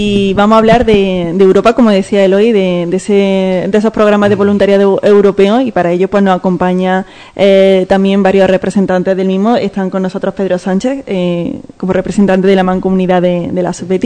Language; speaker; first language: Spanish; native; Spanish